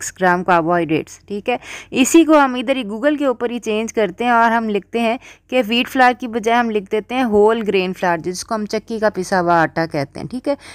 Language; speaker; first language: Urdu; native; Urdu